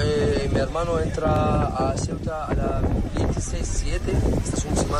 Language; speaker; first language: Spanish; non-native, learner; Arabic